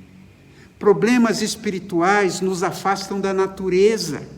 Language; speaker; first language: Portuguese; native; Portuguese